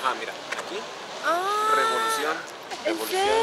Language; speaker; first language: Spanish; native; Spanish